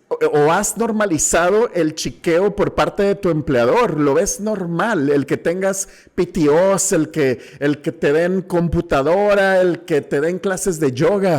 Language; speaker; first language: Spanish; native; Spanish